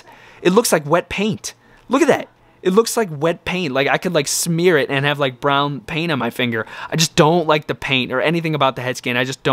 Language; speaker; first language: English; native; English